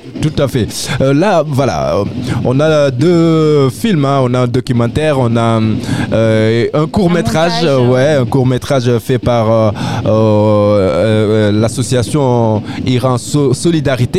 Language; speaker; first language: French; native; French